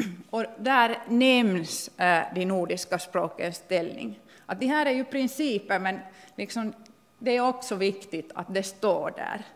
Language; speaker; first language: Swedish; non-native, local second language; Finnish